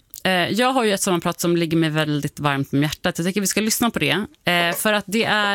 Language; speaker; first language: Swedish; native; Swedish